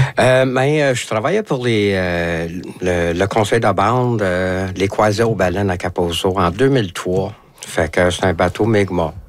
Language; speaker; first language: French; non-native, local second language; English